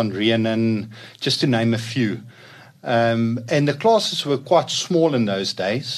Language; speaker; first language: English; non-native, local second language; Afrikaans